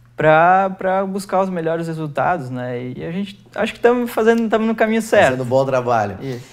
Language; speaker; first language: Portuguese; native; Portuguese